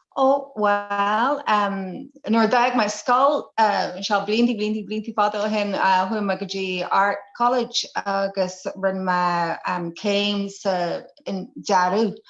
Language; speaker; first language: Irish; non-native, local second language; English